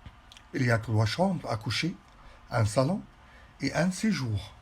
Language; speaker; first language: French; non-native, fluent; Arabic